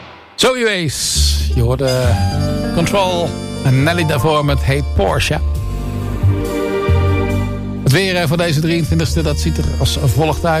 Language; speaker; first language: Dutch; native; Dutch